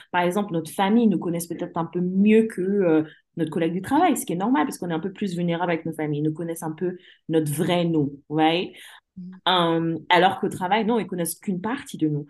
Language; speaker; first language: French; early bilingual, other home language; English